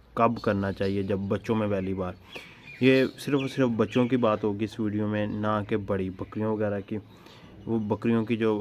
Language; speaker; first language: Urdu; non-native, local second language; Punjabi